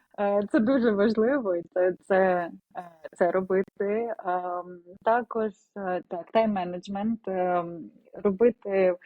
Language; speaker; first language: Ukrainian; non-native, local second language; Russian